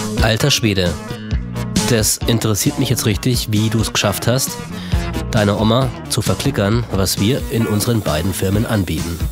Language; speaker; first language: German; native; German